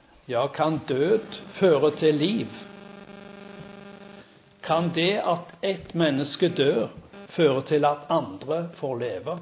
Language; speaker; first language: Norwegian; native; Norwegian